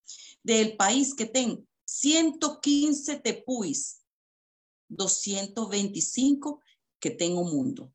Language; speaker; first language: Portuguese; non-native, fluent; Spanish